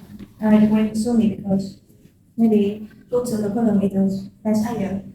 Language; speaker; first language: English; non-native, learner; Vietnamese